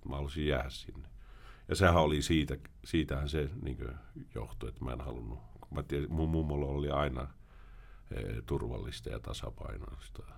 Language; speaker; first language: Finnish; early bilingual, heritage; Finnish